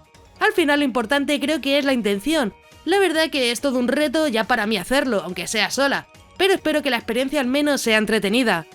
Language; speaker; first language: Spanish; native; Spanish